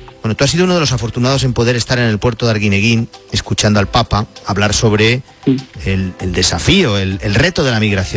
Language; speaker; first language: Spanish; native; Spanish